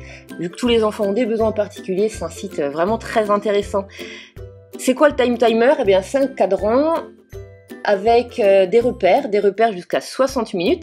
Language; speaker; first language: French; native; French